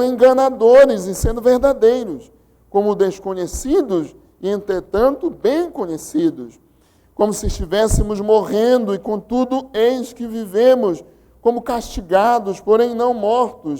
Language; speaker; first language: Portuguese; native; Portuguese